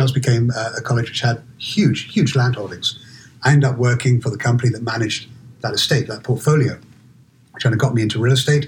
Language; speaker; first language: English; native; English